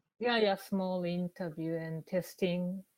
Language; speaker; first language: English; non-native, learner; Japanese